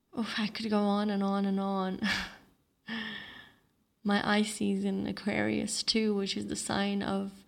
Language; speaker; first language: English; non-native, fluent; Slovenian